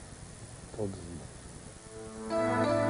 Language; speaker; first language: Portuguese; non-native, learner; Japanese